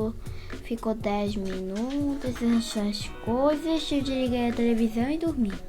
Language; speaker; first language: Portuguese; early bilingual, heritage; Portuguese